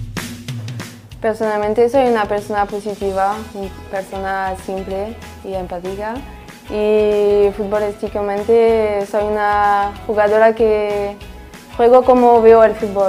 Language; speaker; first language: Spanish; non-native, fluent; French